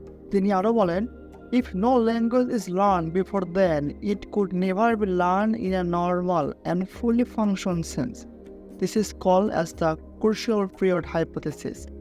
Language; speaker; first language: English; non-native, local second language; Bangla